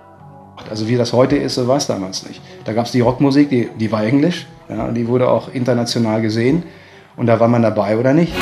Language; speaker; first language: German; native; German